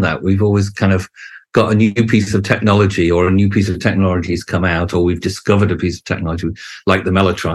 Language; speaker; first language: English; native; English